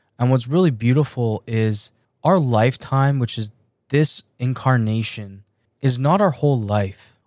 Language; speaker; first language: English; early bilingual, other home language; Persian